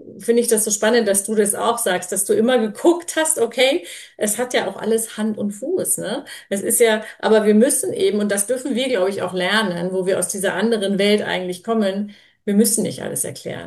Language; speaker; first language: German; native; German